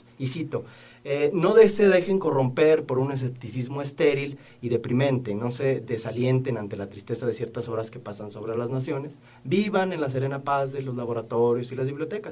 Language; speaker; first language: Spanish; native; Spanish